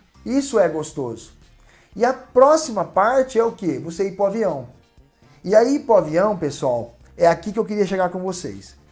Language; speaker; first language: Portuguese; native; Portuguese